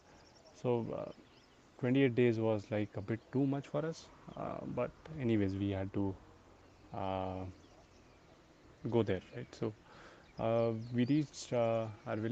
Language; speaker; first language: English; non-native, local second language; Hindi